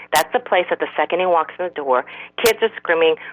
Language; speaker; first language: English; non-native, fluent; Korean